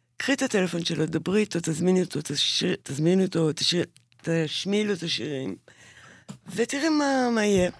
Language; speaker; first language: Hebrew; native; Hebrew